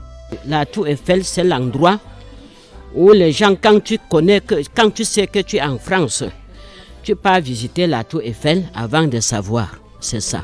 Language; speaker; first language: French; non-native, learner; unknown